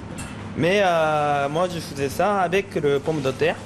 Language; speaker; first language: French; non-native, learner; Japanese